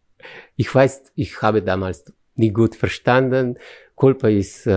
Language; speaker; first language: German; non-native, fluent; Slovenian